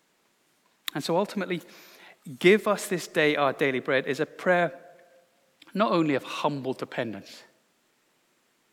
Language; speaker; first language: English; native; English